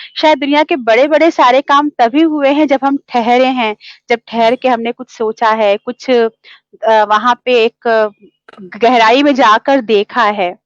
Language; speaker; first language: Hindi; native; Hindi